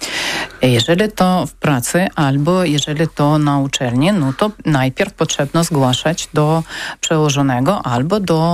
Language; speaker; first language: Polish; non-native, learner; Ukrainian